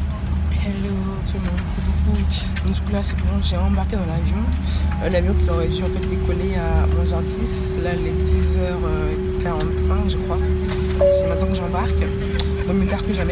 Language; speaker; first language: French; native; French